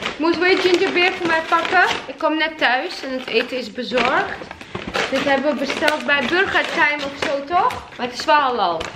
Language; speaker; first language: Dutch; non-native, fluent; Chechen